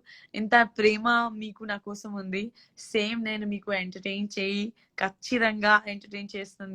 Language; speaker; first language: Telugu; non-native, learner; Gujarati